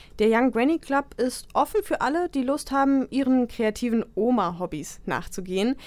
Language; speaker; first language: German; native; German